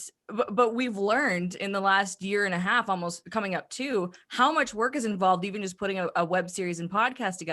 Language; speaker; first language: English; native; English